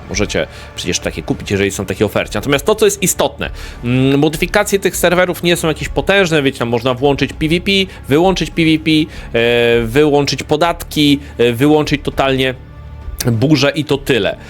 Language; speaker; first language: Polish; native; Polish